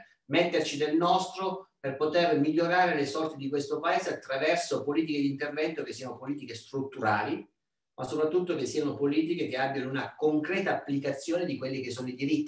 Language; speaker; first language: Italian; native; Italian